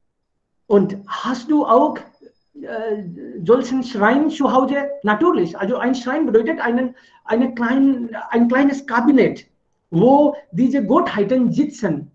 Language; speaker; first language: German; non-native, fluent; Hindi